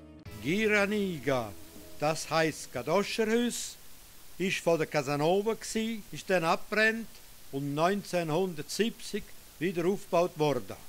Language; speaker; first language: German; non-native, local second language; Romansh